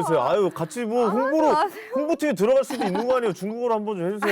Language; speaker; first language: Korean; native; Korean